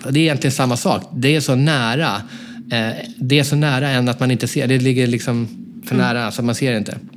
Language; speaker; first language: Swedish; native; Swedish